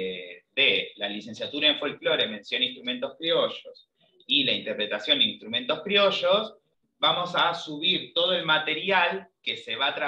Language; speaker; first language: Spanish; native; Spanish